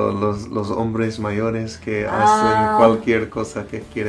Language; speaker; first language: Spanish; non-native, learner; English